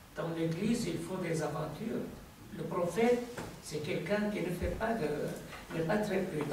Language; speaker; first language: French; non-native, fluent; Arabic